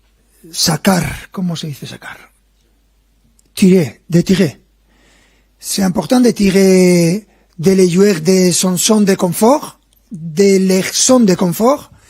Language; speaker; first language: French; non-native, fluent; Spanish